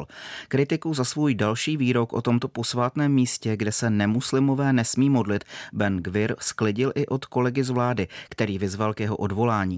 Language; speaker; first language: Czech; native; Czech